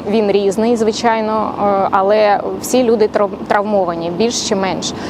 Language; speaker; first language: Ukrainian; non-native, local second language; Russian